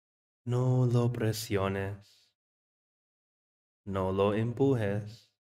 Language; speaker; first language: Spanish; non-native, fluent; English